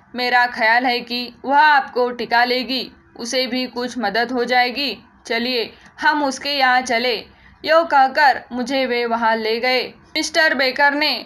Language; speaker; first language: Hindi; non-native, local second language; Marathi